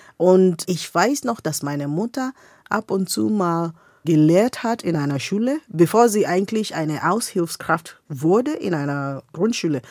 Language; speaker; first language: German; non-native, fluent; Igbo